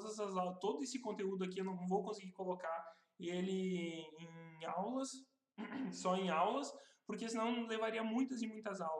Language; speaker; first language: Portuguese; native; Portuguese